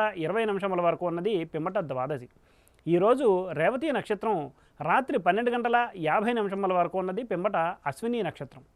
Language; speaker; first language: Telugu; native; Telugu